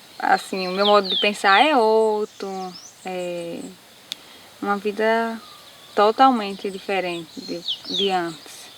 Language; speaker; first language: Portuguese; native; Portuguese